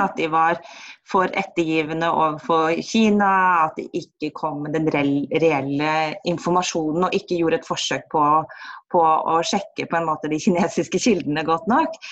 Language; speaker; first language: Norwegian; native; Norwegian